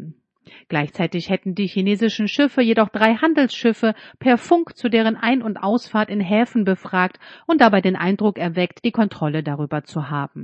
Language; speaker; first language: German; native; German